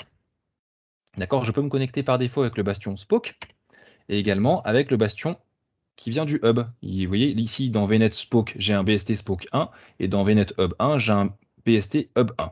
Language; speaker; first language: French; native; French